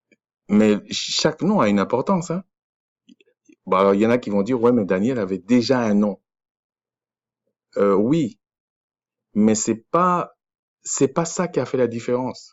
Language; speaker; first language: French; native; French